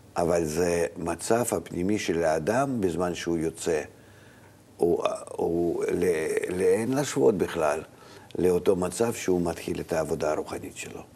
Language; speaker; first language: Hebrew; non-native, fluent; Russian